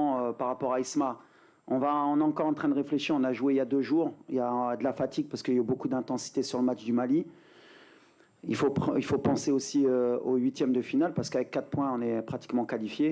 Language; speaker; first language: French; native; French